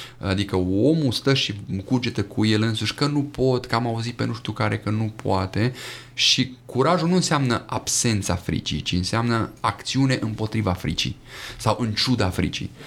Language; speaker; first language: Romanian; native; Romanian